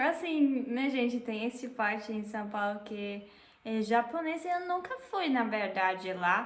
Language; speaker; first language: Portuguese; non-native, fluent; German